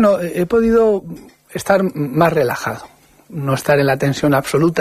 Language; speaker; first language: Spanish; native; Spanish